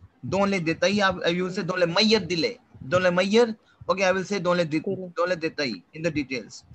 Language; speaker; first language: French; non-native, fluent; Hindi